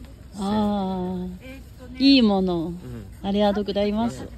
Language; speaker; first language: Japanese; non-native, learner; Chinese